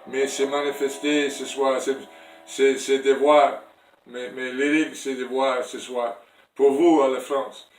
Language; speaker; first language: French; non-native, learner; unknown